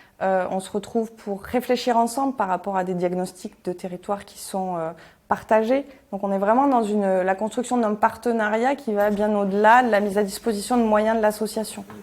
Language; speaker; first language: French; native; French